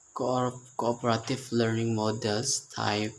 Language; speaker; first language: English; non-native, learner; Indonesian